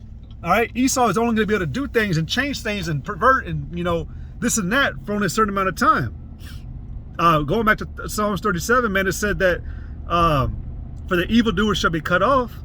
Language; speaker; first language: English; native; English